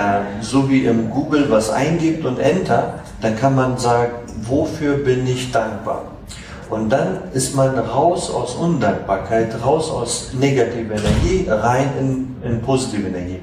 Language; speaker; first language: German; non-native, fluent; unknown